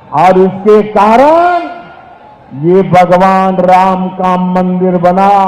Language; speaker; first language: Hindi; non-native, local second language; Gujarati